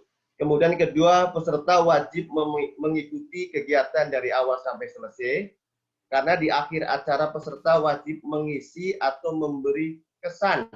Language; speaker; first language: Indonesian; native; Indonesian